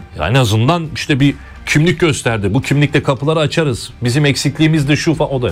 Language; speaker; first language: Turkish; native; Turkish